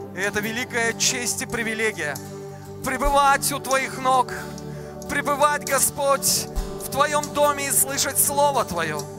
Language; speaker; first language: Russian; native; Russian